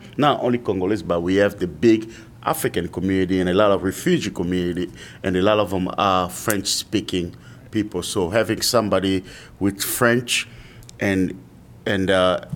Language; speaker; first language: English; non-native, fluent; French